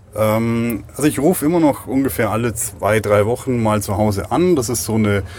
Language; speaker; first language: German; native; German